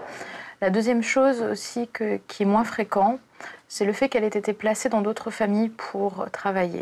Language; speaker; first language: French; native; French